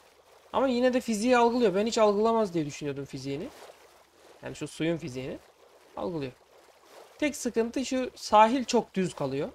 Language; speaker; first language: Turkish; native; Turkish